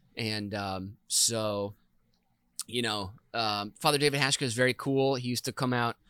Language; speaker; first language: English; native; English